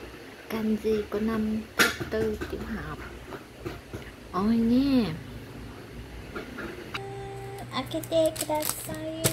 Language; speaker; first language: Japanese; non-native, learner; Vietnamese